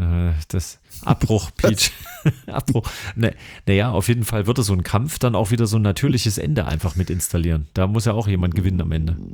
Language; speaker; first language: German; native; German